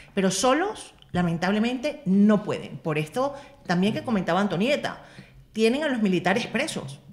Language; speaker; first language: Spanish; native; Spanish